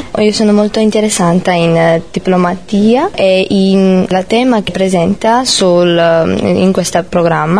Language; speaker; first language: Italian; non-native, learner; Georgian